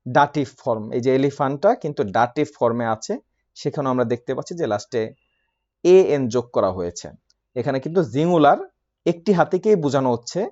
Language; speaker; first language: Bangla; native; Bangla